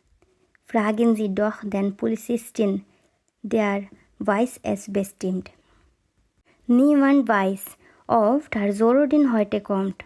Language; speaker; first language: German; non-native, fluent; Bangla